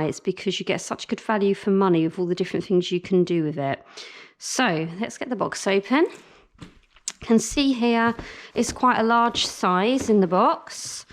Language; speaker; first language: English; native; English